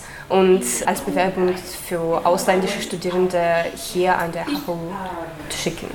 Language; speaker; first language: German; non-native, fluent; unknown